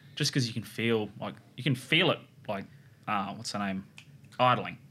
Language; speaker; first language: English; native; English